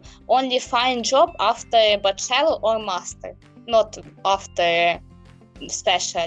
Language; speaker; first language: English; non-native, learner; Ukrainian